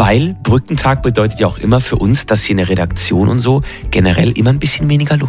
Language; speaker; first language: German; native; German